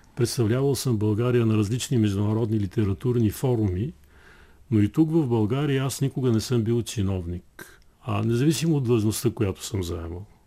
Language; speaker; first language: Bulgarian; native; Bulgarian